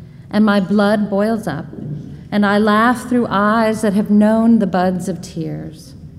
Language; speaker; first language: English; native; English